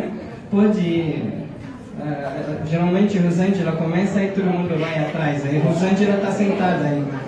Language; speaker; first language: Portuguese; non-native, fluent; Arabic